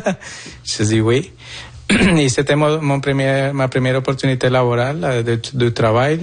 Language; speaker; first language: French; non-native, fluent; Spanish